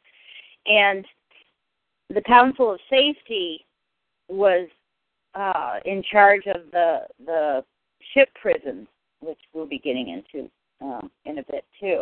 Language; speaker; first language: English; native; English